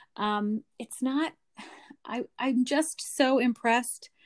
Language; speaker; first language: English; native; English